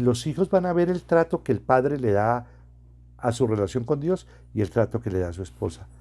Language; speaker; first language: Spanish; native; Spanish